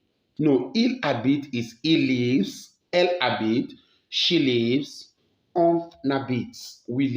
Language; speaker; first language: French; non-native, fluent; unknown